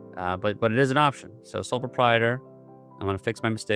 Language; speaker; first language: English; native; English